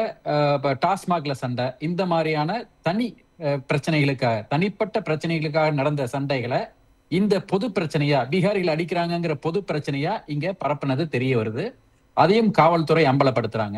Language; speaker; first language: Tamil; native; Tamil